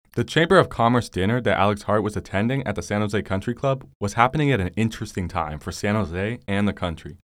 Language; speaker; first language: English; native; English